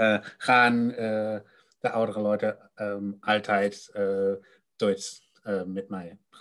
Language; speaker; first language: Dutch; non-native, learner; German